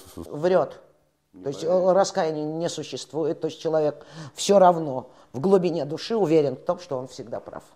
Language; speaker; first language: Russian; native; Russian